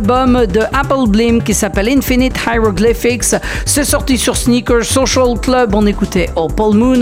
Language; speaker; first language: French; native; French